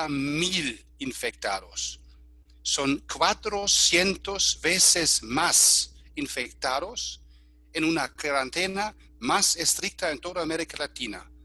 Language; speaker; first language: Spanish; non-native, fluent; German